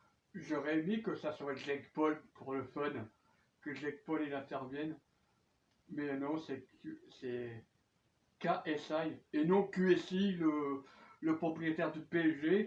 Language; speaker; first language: French; native; French